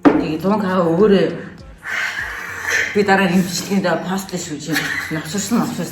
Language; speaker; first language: Mongolian; native; Mongolian